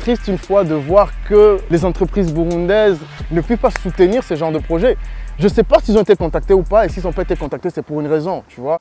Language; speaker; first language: French; non-native, local second language; Rundi